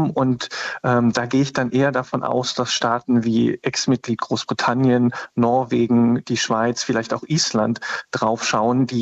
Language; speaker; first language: German; native; German